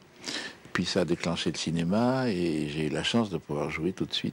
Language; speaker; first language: French; native; French